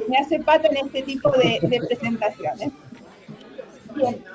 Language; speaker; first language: Spanish; native; Spanish